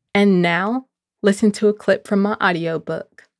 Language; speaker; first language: English; native; English